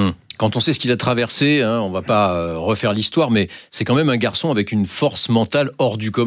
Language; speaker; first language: French; native; French